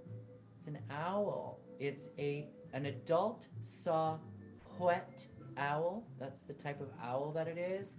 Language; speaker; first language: English; native; English